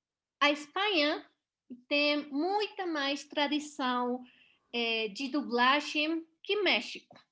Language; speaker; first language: Portuguese; non-native, learner; Spanish